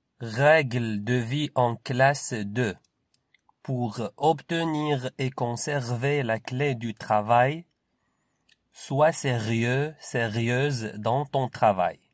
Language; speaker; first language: French; non-native, local second language; Arabic